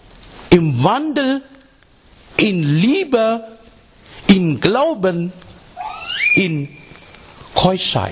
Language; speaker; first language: German; non-native, fluent; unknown